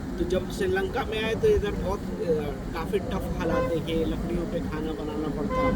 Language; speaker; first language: Urdu; native; Urdu